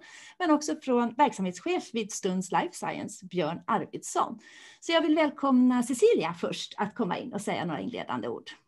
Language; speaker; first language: Swedish; native; Swedish